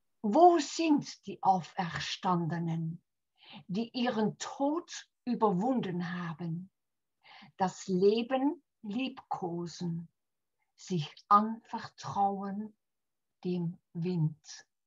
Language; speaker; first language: German; native; German